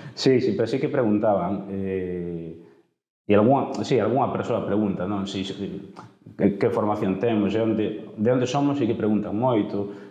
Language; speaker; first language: Galician; non-native, local second language; Spanish